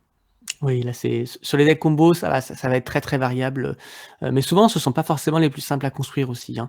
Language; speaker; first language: French; native; French